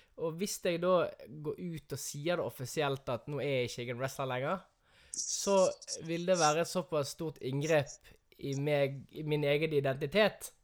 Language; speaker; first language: Norwegian; native; Norwegian